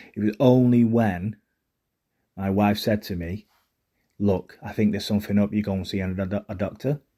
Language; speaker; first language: English; native; English